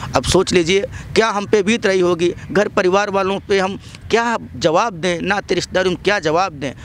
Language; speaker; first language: Hindi; native; Hindi